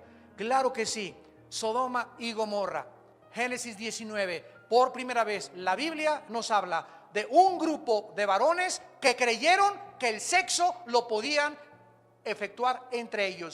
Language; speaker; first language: Spanish; native; Spanish